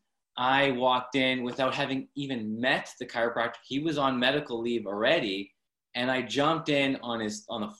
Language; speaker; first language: English; native; English